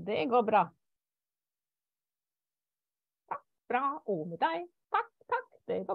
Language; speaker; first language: Norwegian; non-native, fluent; German